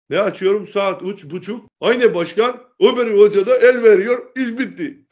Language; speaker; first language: Turkish; non-native, learner; Macedonian